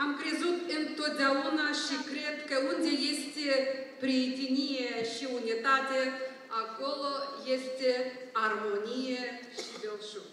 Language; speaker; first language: Romanian; non-native, local second language; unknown